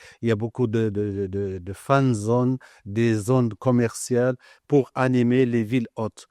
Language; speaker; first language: French; non-native, local second language; Arabic